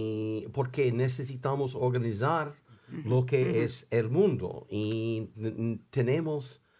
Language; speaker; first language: Spanish; non-native, fluent; English